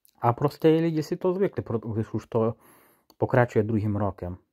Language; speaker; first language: Czech; non-native, fluent; Ukrainian